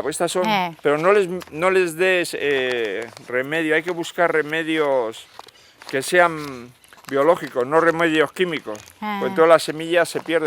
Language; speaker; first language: Spanish; native; Spanish